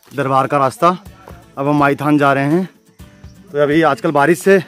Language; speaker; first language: Hindi; non-native, local second language; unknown